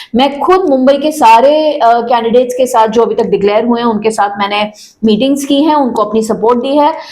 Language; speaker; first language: Hindi; non-native, local second language; Marathi